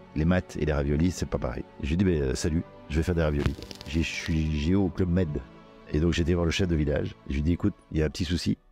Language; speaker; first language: French; native; French